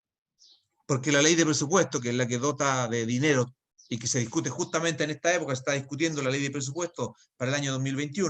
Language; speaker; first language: Spanish; native; Spanish